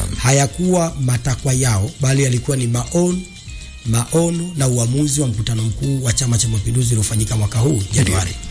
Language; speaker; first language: Swahili; native; Swahili